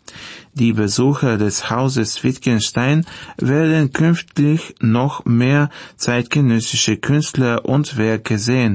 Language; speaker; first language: German; non-native, fluent; Bulgarian